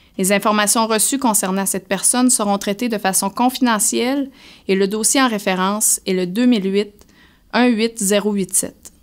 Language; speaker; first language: French; native; French